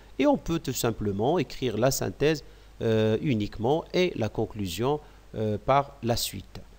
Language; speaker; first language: French; non-native, local second language; Arabic